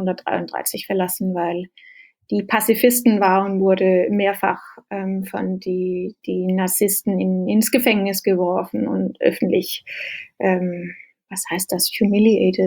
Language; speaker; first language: German; non-native, fluent; Danish